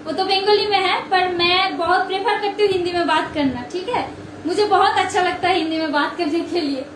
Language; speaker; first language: Hindi; non-native, local second language; Bangla